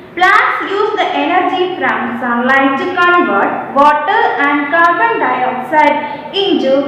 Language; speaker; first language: English; non-native, local second language; Malayalam